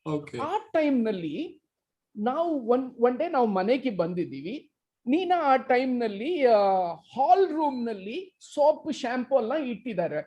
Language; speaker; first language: Kannada; non-native, local second language; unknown